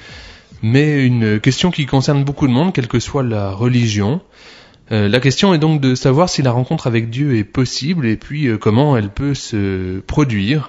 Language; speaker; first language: French; native; French